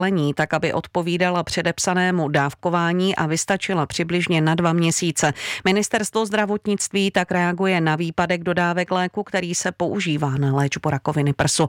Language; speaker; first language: Czech; native; Czech